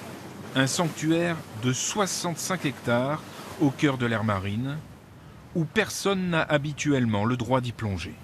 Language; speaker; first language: French; native; French